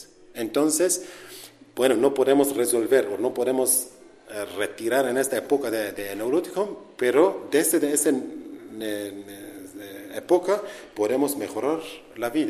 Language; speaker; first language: Spanish; non-native, learner; Kurdish